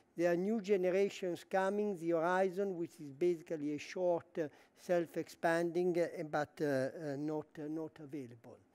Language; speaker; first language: English; non-native, fluent; Italian